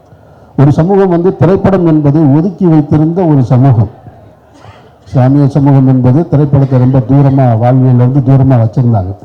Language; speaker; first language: Tamil; native; Tamil